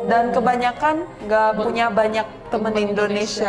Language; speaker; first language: Indonesian; early bilingual, other home language; Korean